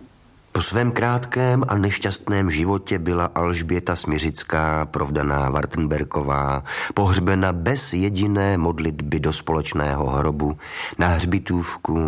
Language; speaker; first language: Czech; native; Czech